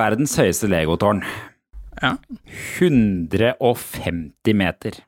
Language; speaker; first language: Norwegian; native; Norwegian